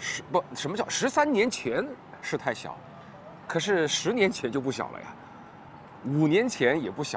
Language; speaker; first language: Chinese; native; Chinese